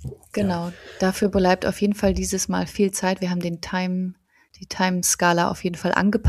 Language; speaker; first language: German; native; German